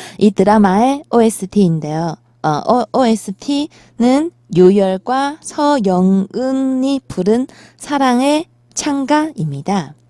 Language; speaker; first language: Korean; non-native, fluent; Chinese